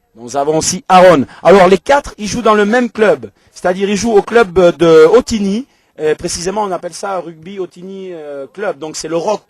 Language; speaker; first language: French; native; French